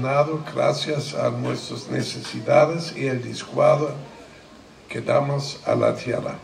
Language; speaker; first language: Spanish; non-native, fluent; German